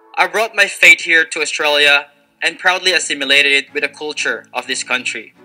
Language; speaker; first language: English; non-native, local second language; Filipino